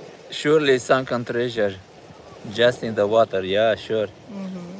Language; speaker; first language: English; non-native, fluent; Romanian